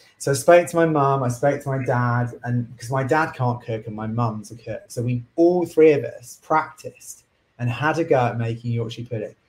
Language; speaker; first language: English; native; English